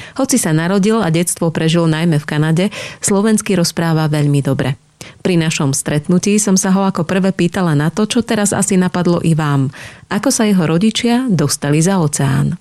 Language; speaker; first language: Slovak; native; Slovak